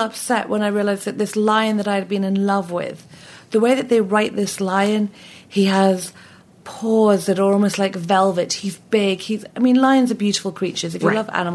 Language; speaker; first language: English; native; English